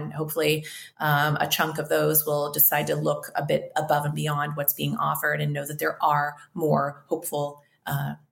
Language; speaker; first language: English; native; English